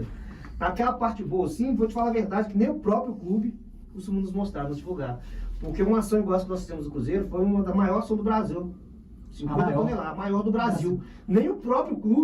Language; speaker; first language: Portuguese; native; Portuguese